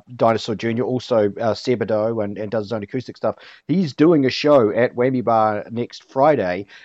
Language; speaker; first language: English; native; English